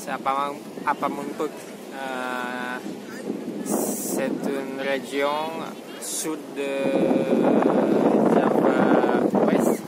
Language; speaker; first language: French; non-native, learner; Indonesian